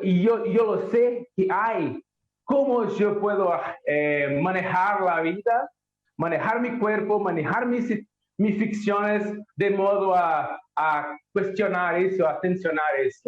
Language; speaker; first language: Spanish; non-native, learner; Portuguese